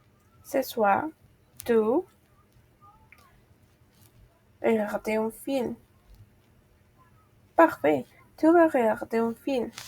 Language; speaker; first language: French; non-native, fluent; Spanish